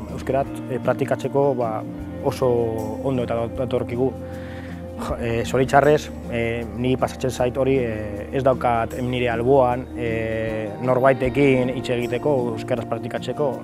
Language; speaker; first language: Basque; non-native, local second language; Spanish